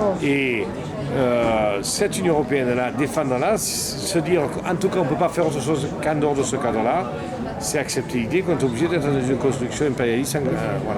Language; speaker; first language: French; native; French